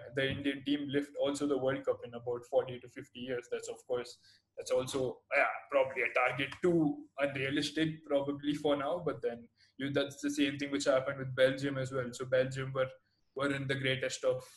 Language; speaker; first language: English; non-native, local second language; Telugu